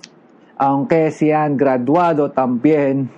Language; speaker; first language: Spanish; non-native, learner; Filipino